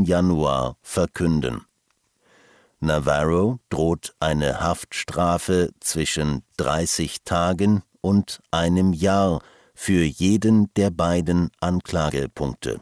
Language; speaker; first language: German; native; German